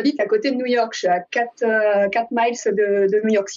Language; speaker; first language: French; native; French